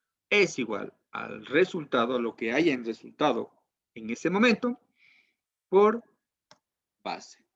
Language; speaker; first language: Spanish; native; Spanish